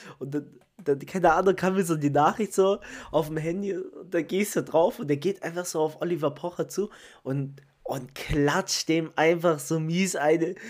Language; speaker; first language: German; early bilingual, other home language; Italian